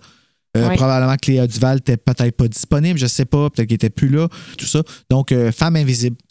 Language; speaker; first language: French; native; French